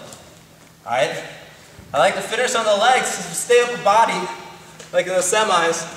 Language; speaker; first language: English; native; English